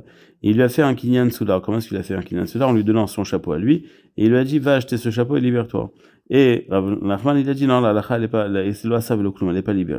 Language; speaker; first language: French; native; French